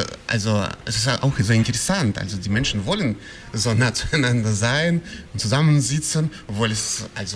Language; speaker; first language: German; non-native, fluent; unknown